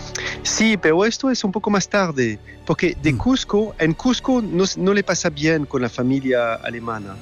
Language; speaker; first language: Spanish; non-native, fluent; French